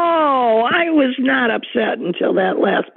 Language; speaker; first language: English; native; English